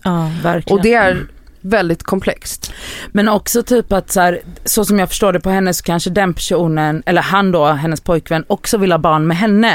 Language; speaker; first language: Swedish; native; Swedish